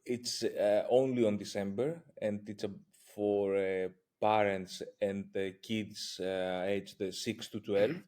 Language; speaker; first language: English; non-native, fluent; Greek